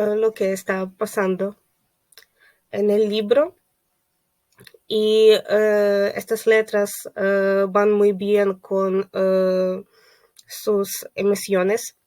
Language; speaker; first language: Spanish; non-native, fluent; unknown